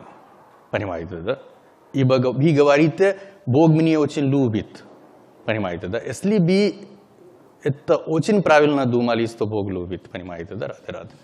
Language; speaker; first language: Russian; non-native, learner; Hindi